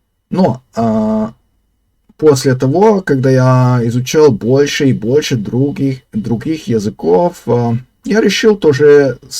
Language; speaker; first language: Russian; non-native, learner; Slovak